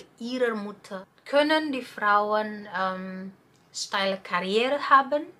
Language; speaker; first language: German; non-native, learner; Indonesian